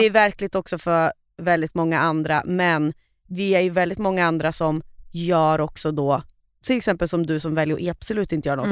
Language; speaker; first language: Swedish; native; Swedish